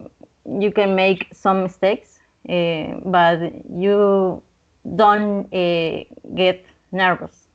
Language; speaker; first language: English; non-native, learner; Spanish